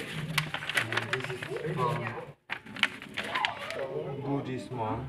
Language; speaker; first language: English; non-native, learner; Indonesian